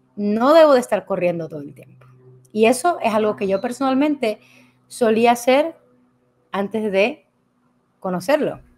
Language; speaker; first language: Spanish; native; Spanish